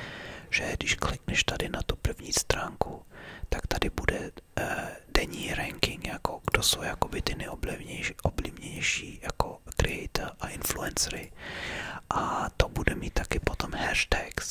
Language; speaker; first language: Czech; early bilingual, heritage; Czech